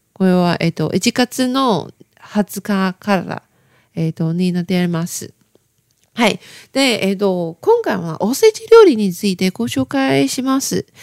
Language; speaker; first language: Japanese; non-native, learner; Chinese